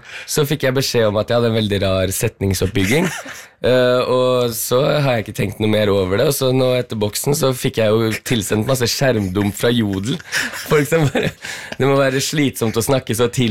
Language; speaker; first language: Norwegian; early bilingual, heritage; Norwegian